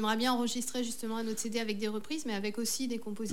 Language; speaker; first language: French; native; French